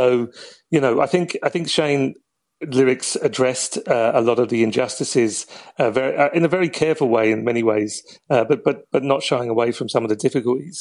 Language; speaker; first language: English; native; English